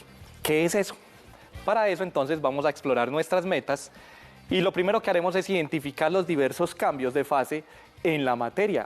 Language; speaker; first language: Spanish; native; Spanish